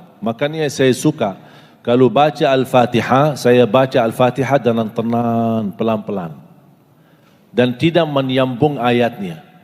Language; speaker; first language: Malay; non-native, fluent; Arabic